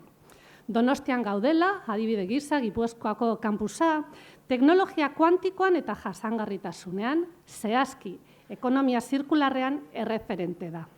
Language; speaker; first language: Basque; native; Basque